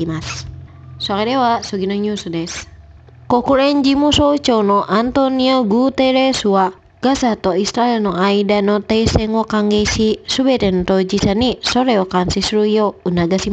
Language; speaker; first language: Japanese; non-native, fluent; Indonesian